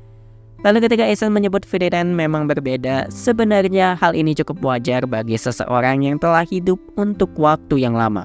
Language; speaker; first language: Indonesian; native; Indonesian